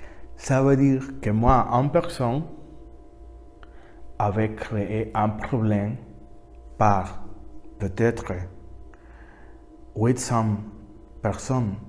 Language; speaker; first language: French; non-native, learner; Spanish